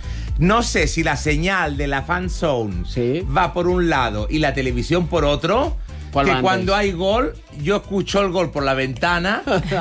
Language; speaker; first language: Spanish; native; Spanish